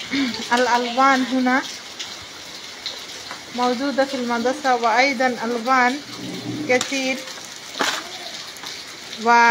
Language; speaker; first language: Arabic; non-native, learner; Bangla